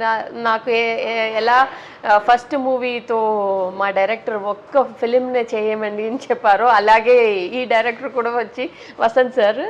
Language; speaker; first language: Telugu; non-native, learner; Tamil